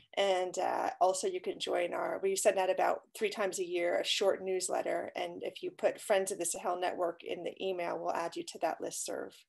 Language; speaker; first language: English; native; English